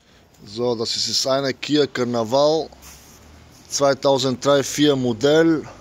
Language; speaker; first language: German; non-native, fluent; Bulgarian